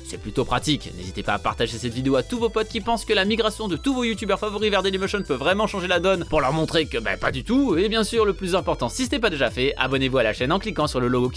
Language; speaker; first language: French; native; French